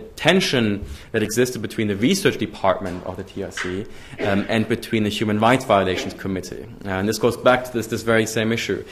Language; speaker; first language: English; non-native, fluent; German